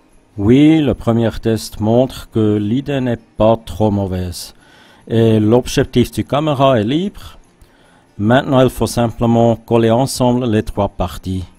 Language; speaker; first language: French; non-native, local second language; German